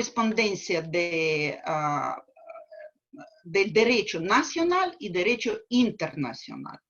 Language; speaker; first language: Spanish; non-native, fluent; Russian